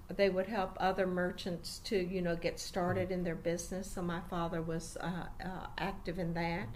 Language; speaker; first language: English; native; English